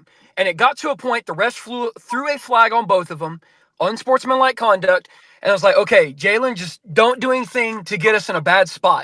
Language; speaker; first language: English; native; English